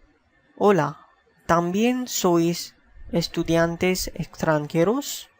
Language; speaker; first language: Spanish; non-native, fluent; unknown